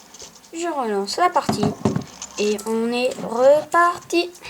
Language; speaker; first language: French; native; French